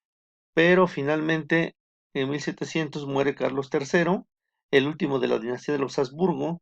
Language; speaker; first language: Spanish; native; Spanish